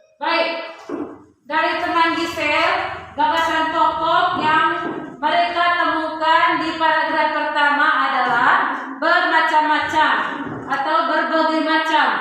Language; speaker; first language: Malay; non-native, local second language; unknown